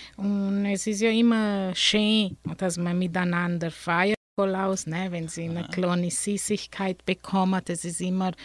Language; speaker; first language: German; early bilingual, heritage; German